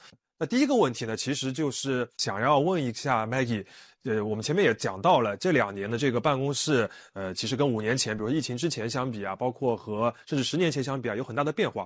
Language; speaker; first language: Chinese; native; Chinese